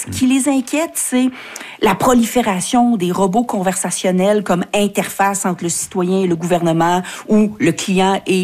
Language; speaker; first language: French; native; French